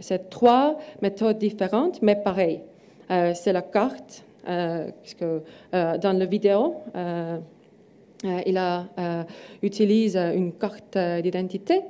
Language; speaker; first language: French; non-native, learner; Estonian